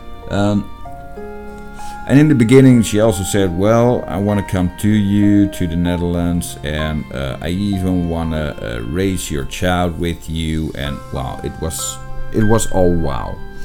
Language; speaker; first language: English; non-native, fluent; Dutch